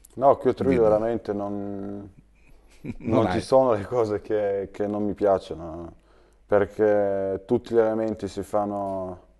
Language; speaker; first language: Italian; early bilingual, other home language; Serbian